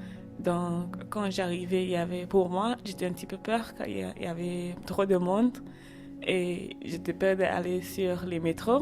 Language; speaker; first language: French; non-native, learner; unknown